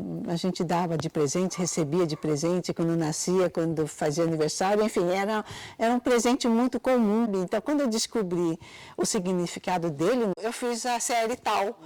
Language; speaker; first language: Portuguese; early bilingual, other home language; Cantonese